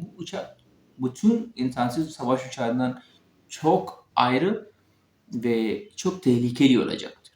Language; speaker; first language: Turkish; non-native, learner; Urdu